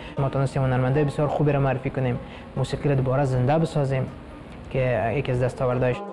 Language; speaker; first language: Persian; non-native, local second language; Pashto